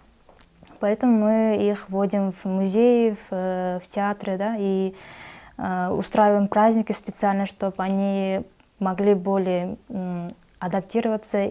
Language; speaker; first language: Russian; non-native, local second language; Kyrgyz